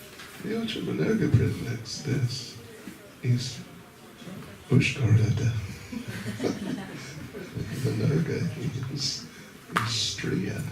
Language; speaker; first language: Russian; non-native, learner; English